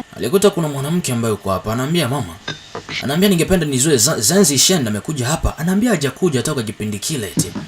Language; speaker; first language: Swahili; native; Swahili